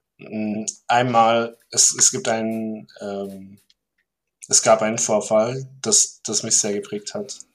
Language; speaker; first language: German; early bilingual, other home language; Turkish